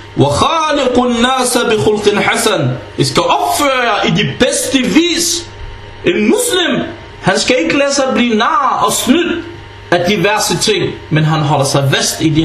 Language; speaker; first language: Danish; early bilingual, other home language; Arabic